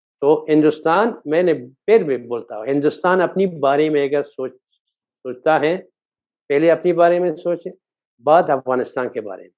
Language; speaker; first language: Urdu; non-native, fluent; Persian